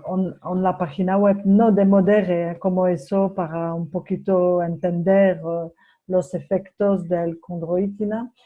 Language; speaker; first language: Spanish; non-native, fluent; French